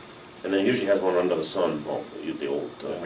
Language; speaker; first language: English; native; English